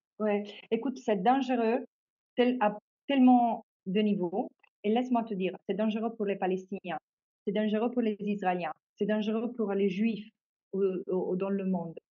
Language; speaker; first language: French; non-native, fluent; Italian